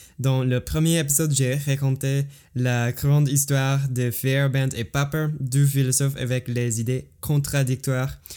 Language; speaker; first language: French; non-native, learner; English